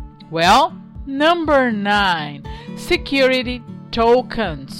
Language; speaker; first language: English; non-native, fluent; Portuguese